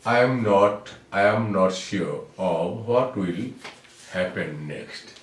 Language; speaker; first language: English; non-native, local second language; Bangla